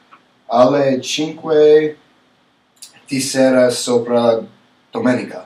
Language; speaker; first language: Italian; non-native, learner; English